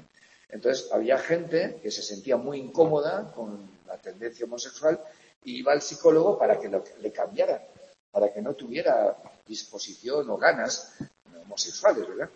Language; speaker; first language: Spanish; native; Spanish